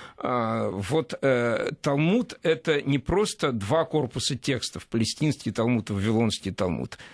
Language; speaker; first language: Russian; native; Russian